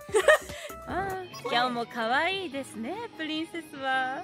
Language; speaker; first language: Japanese; native; Japanese